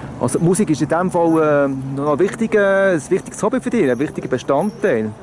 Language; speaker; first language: German; native; German